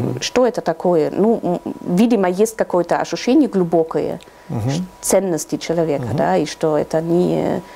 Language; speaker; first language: Russian; non-native, fluent; German